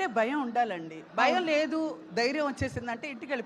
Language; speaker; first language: Telugu; native; Telugu